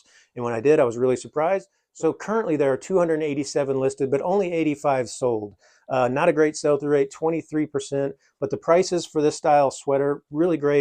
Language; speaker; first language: English; native; English